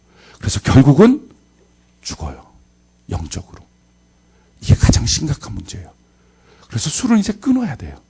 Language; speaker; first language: Korean; native; Korean